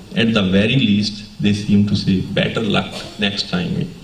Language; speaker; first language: English; non-native, local second language; Punjabi